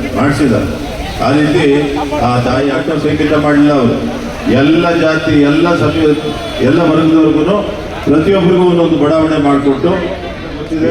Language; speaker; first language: Kannada; native; Kannada